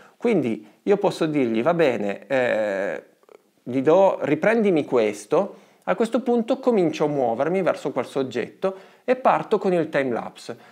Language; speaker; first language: Italian; native; Italian